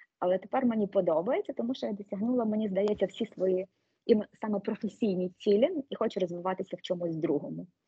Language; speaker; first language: Ukrainian; native; Ukrainian